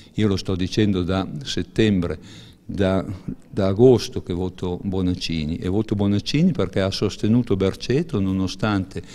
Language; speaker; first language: Italian; native; Italian